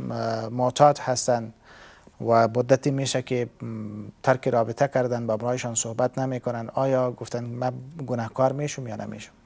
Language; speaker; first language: Persian; native; Persian